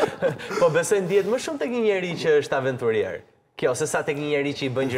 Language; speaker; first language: Albanian; native; Albanian